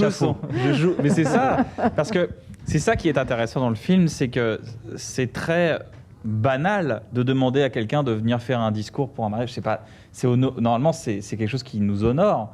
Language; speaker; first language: French; native; French